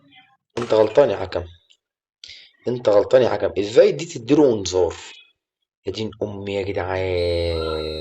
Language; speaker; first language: Arabic; native; Arabic